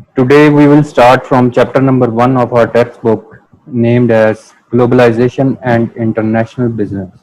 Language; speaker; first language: English; non-native, local second language; Urdu